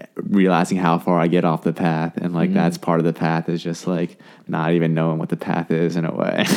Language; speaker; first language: English; native; English